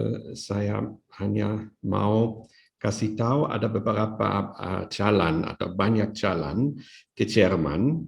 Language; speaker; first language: Indonesian; non-native, fluent; German